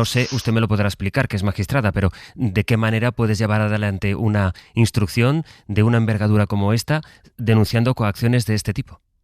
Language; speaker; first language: Spanish; native; Spanish